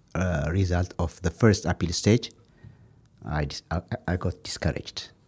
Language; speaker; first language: English; non-native, fluent; Amharic